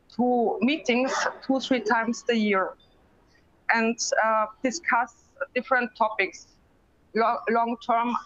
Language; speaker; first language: English; non-native, fluent; German